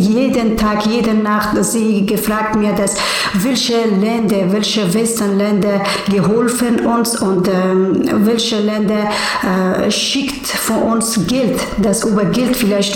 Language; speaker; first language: German; non-native, learner; Persian